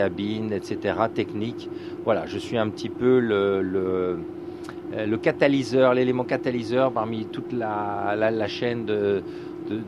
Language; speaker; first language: French; native; French